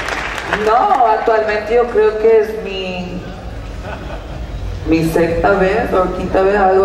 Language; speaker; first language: Spanish; early bilingual, heritage; Spanish